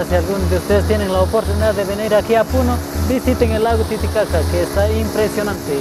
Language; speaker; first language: Spanish; native; Spanish